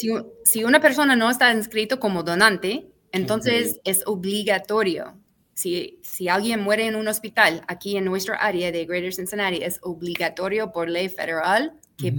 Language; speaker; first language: Spanish; non-native, fluent; English